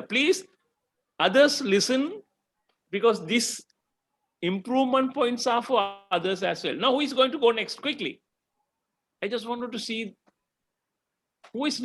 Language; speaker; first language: English; non-native, fluent; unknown